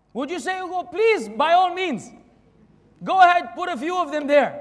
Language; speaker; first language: English; non-native, fluent; Arabic